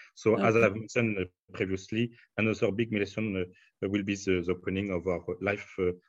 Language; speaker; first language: English; non-native, fluent; French